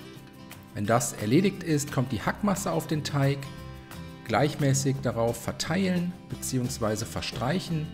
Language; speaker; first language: German; native; German